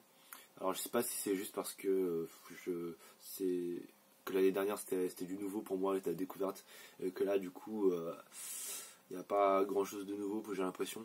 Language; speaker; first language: French; native; French